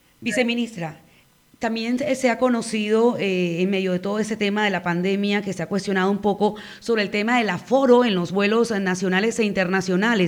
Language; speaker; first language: Spanish; native; Spanish